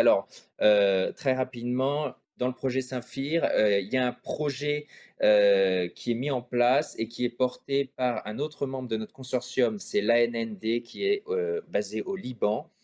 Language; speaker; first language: French; native; French